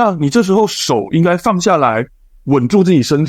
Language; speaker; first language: Chinese; native; Chinese